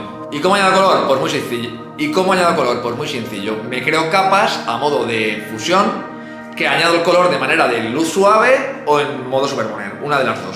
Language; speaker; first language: Spanish; native; Spanish